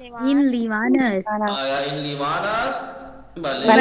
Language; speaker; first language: Persian; non-native, fluent; Urdu